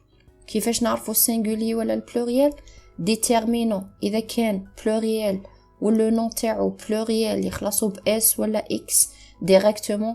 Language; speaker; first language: Arabic; native; Arabic